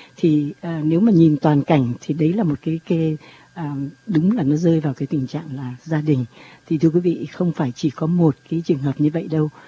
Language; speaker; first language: Vietnamese; native; Vietnamese